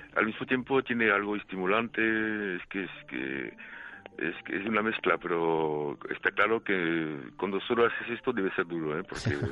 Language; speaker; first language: Spanish; non-native, fluent; French